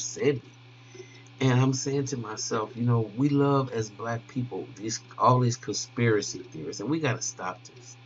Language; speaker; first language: English; native; English